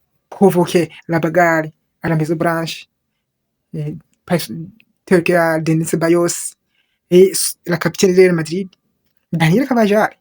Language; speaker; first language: French; non-native, local second language; Kinyarwanda